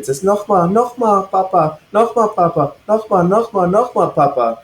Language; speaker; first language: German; non-native, fluent; English